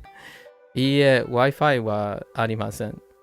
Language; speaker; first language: Japanese; non-native, learner; English